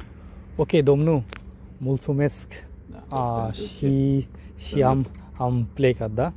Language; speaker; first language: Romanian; non-native, learner; Bangla